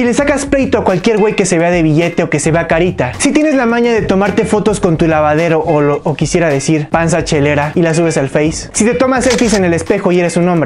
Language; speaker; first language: Spanish; native; Spanish